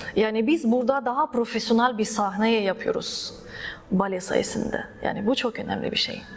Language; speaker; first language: Turkish; early bilingual, other home language; Russian